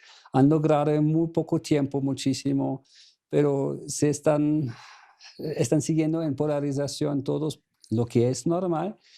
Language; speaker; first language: Spanish; non-native, fluent; German